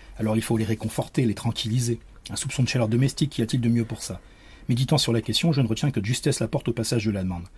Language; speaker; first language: French; native; French